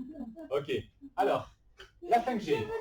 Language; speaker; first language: French; native; French